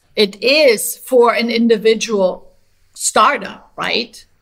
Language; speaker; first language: English; non-native, fluent; German